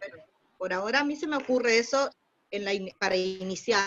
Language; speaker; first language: Spanish; native; Spanish